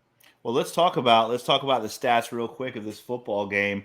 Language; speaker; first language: English; native; English